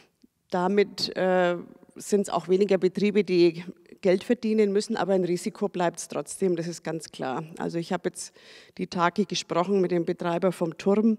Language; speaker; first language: German; native; German